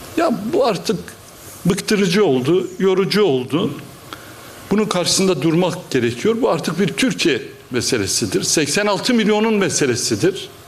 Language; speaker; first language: Turkish; non-native, local second language; Kurdish